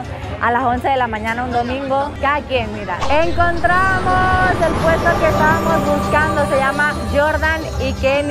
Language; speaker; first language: Spanish; native; Spanish